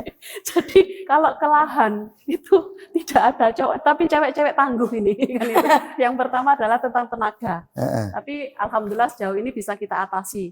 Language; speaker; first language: Indonesian; native; Indonesian